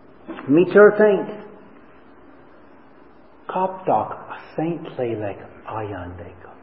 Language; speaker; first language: Hungarian; non-native, fluent; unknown